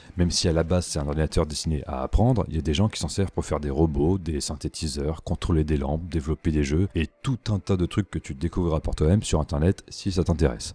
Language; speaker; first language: French; native; French